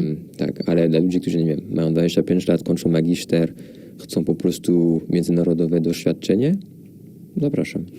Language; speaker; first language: Polish; non-native, fluent; French